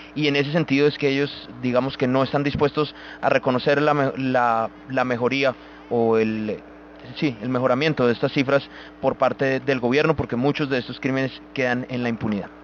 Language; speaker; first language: Spanish; native; Spanish